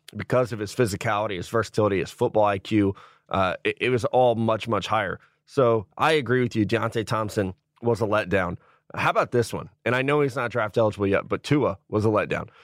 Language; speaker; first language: English; native; English